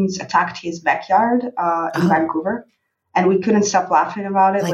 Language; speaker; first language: English; non-native, fluent; Russian